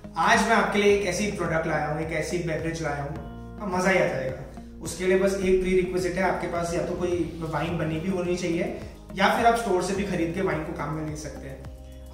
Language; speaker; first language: Hindi; native; Hindi